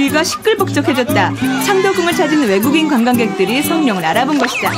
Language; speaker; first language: Korean; native; Korean